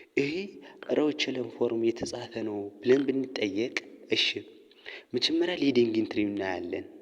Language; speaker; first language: Amharic; native; Amharic